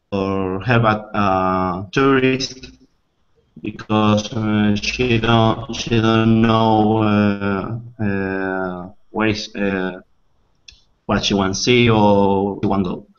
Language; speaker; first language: English; non-native, learner; Spanish